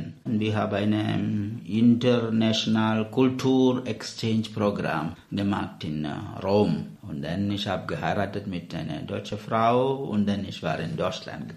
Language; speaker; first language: German; non-native, learner; Malayalam